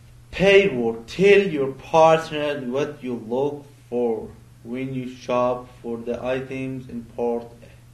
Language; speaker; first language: English; non-native, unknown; Persian